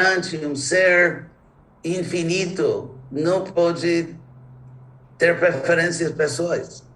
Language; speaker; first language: Portuguese; non-native, fluent; English